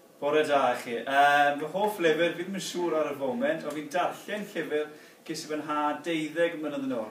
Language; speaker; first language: Welsh; native; Welsh